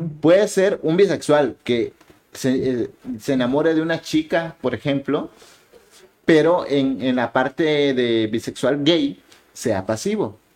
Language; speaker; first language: Spanish; native; Spanish